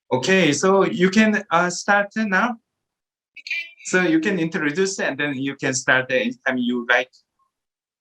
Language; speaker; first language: English; non-native, learner; Korean